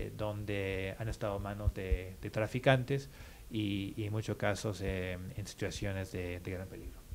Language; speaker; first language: Spanish; non-native, fluent; English